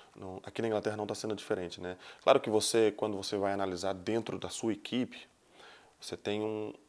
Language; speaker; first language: Portuguese; native; Portuguese